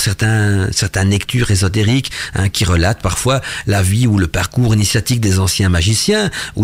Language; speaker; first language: French; native; French